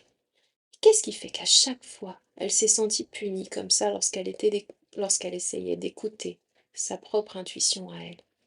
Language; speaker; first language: French; native; French